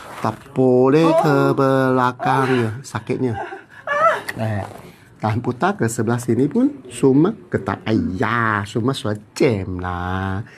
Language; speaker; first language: Malay; non-native, local second language; Cantonese